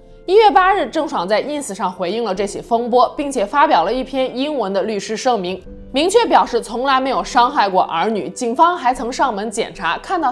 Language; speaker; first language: Chinese; native; Chinese